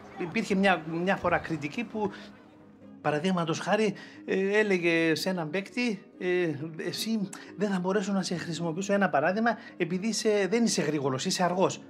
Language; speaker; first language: Greek; early bilingual, heritage; Greek